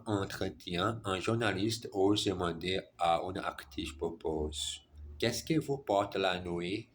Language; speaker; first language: French; non-native, learner; German